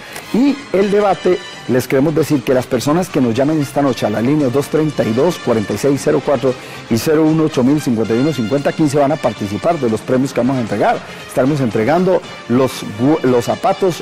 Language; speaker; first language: Spanish; native; Spanish